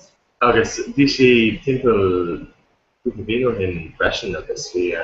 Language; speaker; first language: Irish; non-native, local second language; English